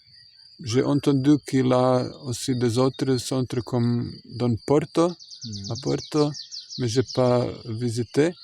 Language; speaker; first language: French; non-native, fluent; Croatian